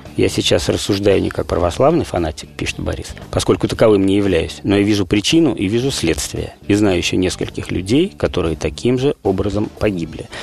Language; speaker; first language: Russian; native; Russian